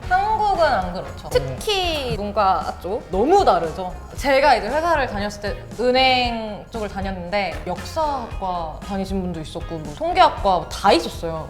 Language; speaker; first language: Korean; native; Korean